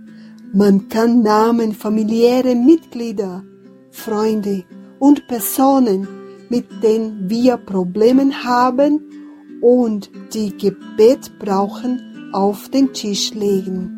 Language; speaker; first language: German; non-native, fluent; Portuguese